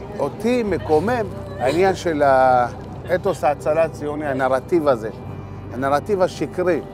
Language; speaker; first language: Hebrew; early bilingual, other home language; Amharic